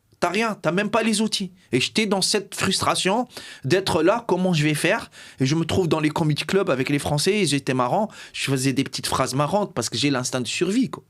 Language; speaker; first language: French; non-native, local second language; Arabic